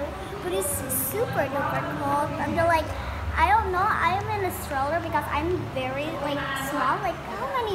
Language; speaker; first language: English; early bilingual, other home language; Indonesian